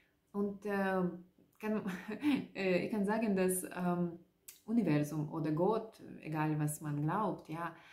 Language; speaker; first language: German; non-native, learner; Russian